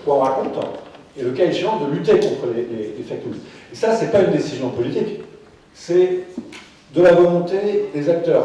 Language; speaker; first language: French; native; French